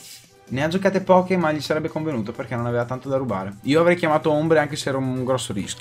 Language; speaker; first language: Italian; native; Italian